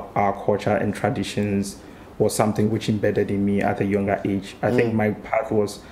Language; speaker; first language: English; non-native, local second language; Akan